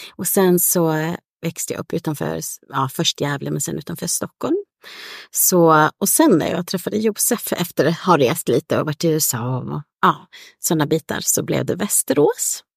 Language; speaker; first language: Swedish; native; Swedish